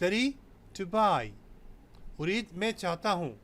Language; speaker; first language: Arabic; non-native, fluent; Urdu